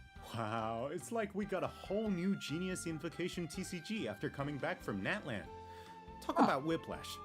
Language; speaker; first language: English; native; English